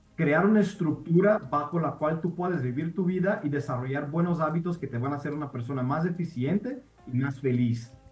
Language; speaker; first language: Spanish; non-native, fluent; Portuguese